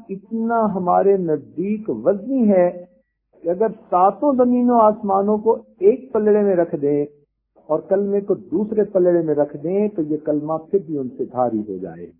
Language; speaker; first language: Urdu; native; Urdu